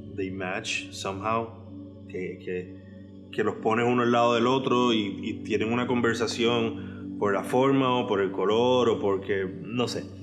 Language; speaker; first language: Spanish; native; Spanish